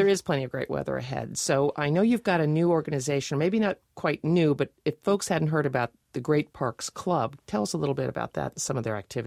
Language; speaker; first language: English; native; English